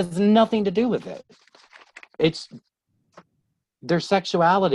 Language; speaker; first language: English; native; English